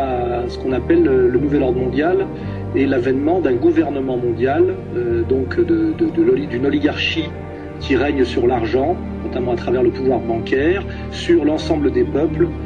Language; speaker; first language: French; native; French